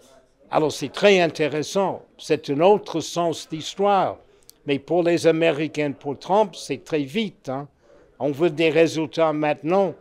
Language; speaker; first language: French; non-native, fluent; English